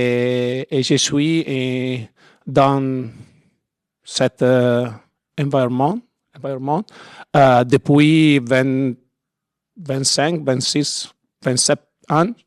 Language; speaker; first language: French; non-native, learner; Italian